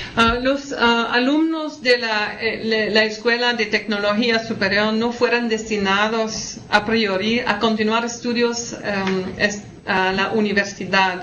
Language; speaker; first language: Spanish; non-native, learner; French